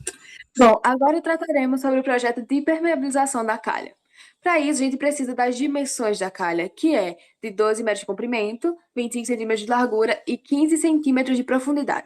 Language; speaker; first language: Portuguese; native; Portuguese